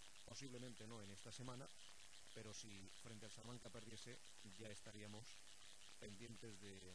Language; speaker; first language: Spanish; native; Spanish